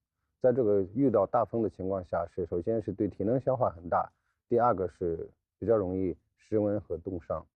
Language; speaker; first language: Chinese; native; Chinese